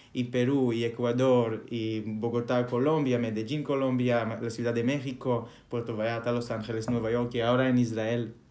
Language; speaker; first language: Spanish; non-native, fluent; Hebrew